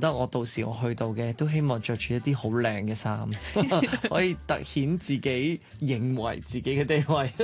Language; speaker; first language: Cantonese; native; Cantonese